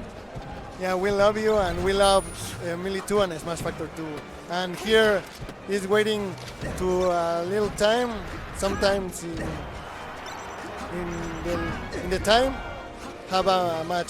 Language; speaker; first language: English; non-native, learner; Spanish